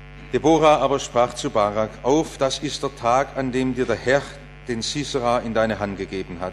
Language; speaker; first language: German; native; German